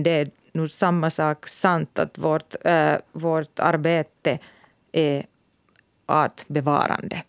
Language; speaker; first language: Swedish; non-native, local second language; Finnish